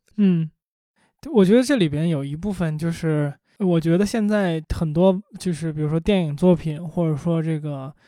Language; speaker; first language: Chinese; native; Chinese